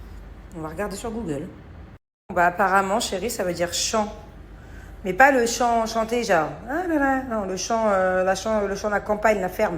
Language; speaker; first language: French; native; French